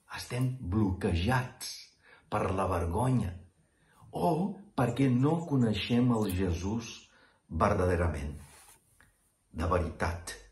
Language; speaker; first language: Catalan; non-native, fluent; Portuguese